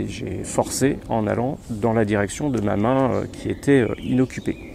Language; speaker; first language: French; native; French